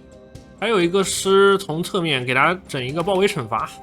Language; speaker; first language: Chinese; native; Chinese